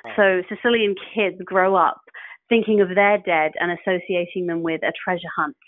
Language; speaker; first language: English; native; English